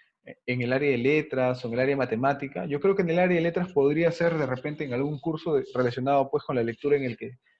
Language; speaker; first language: Spanish; native; Spanish